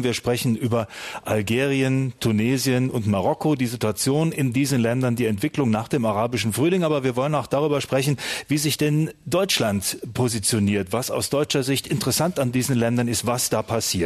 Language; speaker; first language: German; native; German